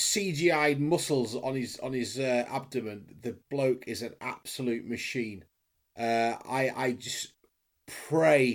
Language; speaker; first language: English; native; English